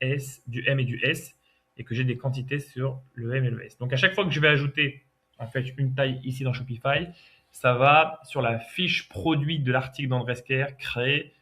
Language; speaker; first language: French; native; French